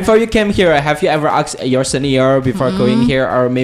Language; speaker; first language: English; non-native, fluent; Indonesian